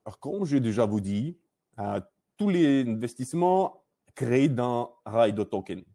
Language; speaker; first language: French; non-native, learner; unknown